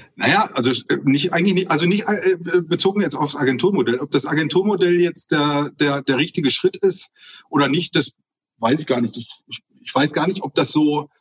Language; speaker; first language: German; native; German